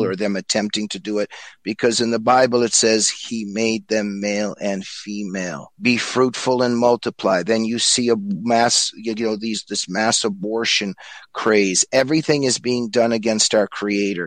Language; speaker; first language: English; native; English